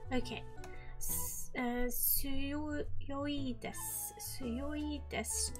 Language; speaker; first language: Japanese; non-native, learner; English